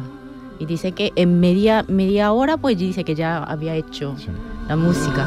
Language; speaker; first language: Spanish; non-native, fluent; Japanese